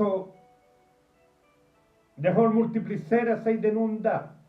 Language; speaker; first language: Swedish; non-native, fluent; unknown